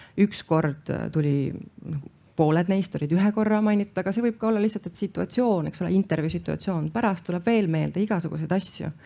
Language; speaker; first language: Estonian; native; Estonian